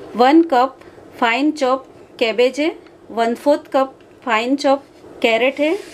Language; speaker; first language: Hindi; native; Hindi